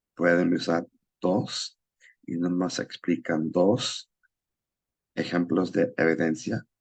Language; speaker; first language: Spanish; non-native, learner; English